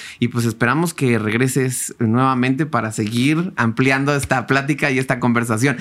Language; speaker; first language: Spanish; native; Spanish